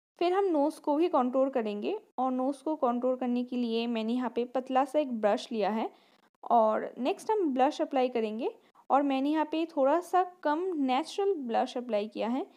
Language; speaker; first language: Hindi; non-native, local second language; Bangla